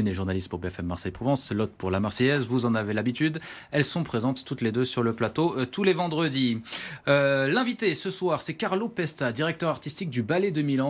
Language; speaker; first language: French; native; French